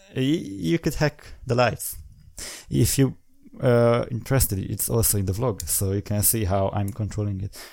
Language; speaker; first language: English; non-native, fluent; Hungarian